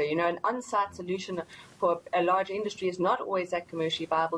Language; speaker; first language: English; native; English